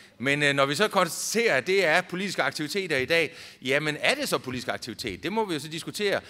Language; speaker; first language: Danish; native; Danish